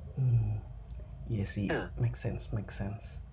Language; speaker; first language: English; non-native, learner; Indonesian